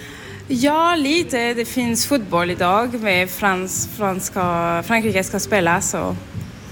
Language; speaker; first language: Swedish; non-native, fluent; French